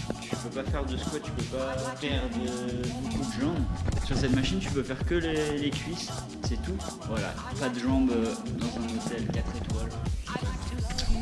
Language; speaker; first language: French; native; French